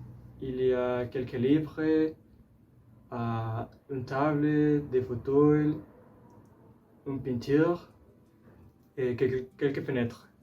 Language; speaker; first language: French; non-native, learner; Spanish